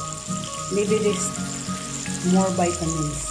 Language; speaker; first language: English; non-native, local second language; Filipino